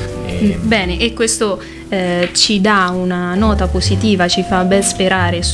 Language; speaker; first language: Italian; native; Italian